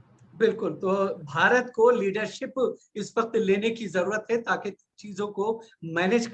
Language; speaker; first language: Hindi; native; Hindi